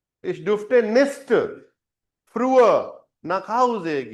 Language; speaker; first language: German; non-native, fluent; Hindi